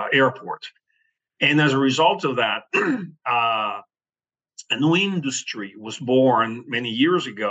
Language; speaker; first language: English; non-native, fluent; Spanish